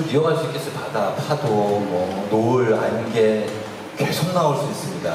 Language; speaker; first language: Korean; native; Korean